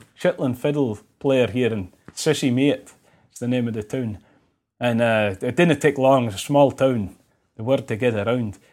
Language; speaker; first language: English; native; English